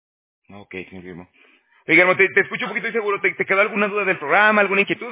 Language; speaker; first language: Spanish; native; Spanish